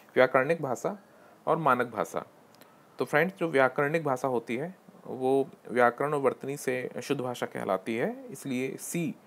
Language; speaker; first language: Hindi; native; Hindi